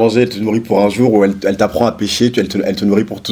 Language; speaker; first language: French; native; French